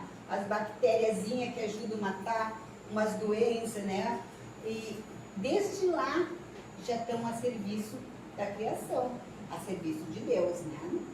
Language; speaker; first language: Portuguese; native; Portuguese